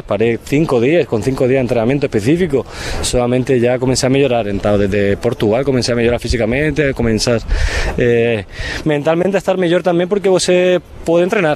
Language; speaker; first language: Portuguese; non-native, fluent; Spanish